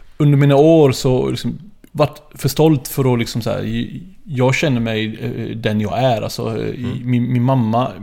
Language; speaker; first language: Swedish; early bilingual, other home language; Arabic